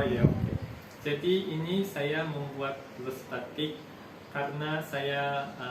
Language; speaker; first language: Indonesian; non-native, fluent; Japanese